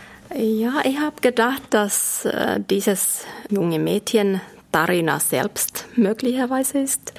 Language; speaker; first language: German; non-native, fluent; Finnish